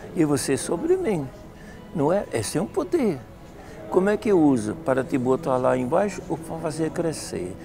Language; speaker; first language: Portuguese; non-native, fluent; Dutch